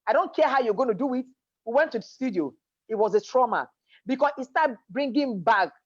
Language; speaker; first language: English; non-native, local second language; Yoruba